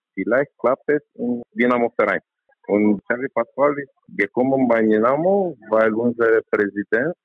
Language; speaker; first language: German; non-native, learner; Romanian